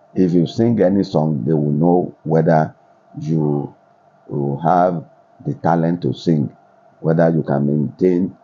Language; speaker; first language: English; non-native, local second language; Yoruba